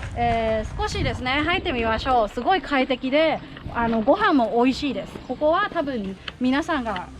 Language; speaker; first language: Japanese; non-native, fluent; Thai